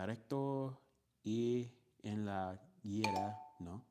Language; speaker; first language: Spanish; non-native, learner; English